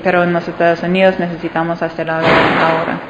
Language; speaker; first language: Spanish; non-native, fluent; English